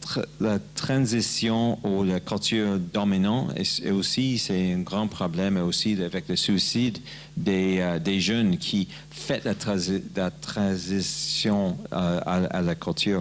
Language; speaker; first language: French; non-native, learner; English